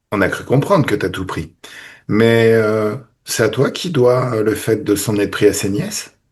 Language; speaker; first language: French; native; French